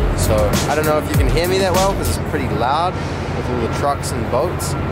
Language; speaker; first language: English; native; English